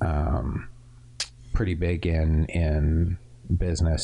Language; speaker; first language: English; native; English